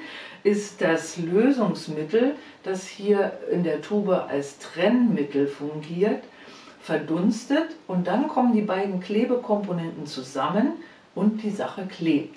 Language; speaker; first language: German; native; German